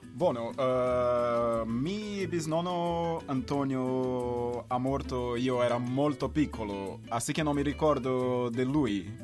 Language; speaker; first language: Italian; non-native, learner; Portuguese